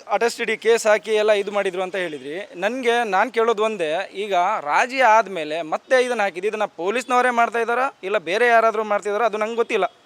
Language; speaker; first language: Kannada; non-native, local second language; Lambadi